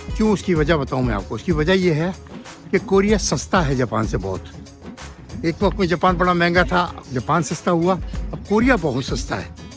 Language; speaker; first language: Urdu; native; Urdu